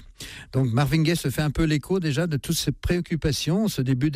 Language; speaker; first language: French; native; French